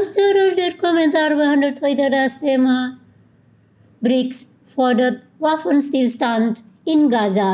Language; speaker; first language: German; non-native, fluent; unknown